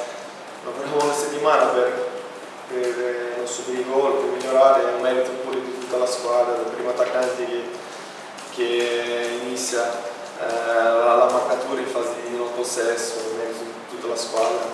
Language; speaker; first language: Italian; non-native, fluent; Portuguese